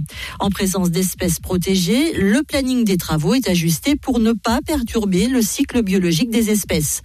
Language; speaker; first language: French; native; French